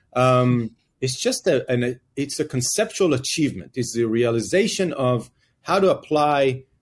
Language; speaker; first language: English; non-native, fluent; Hebrew